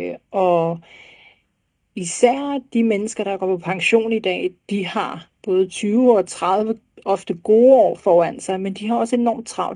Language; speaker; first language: Danish; native; Danish